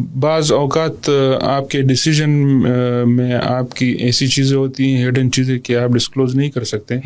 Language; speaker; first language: Urdu; non-native, local second language; Pashto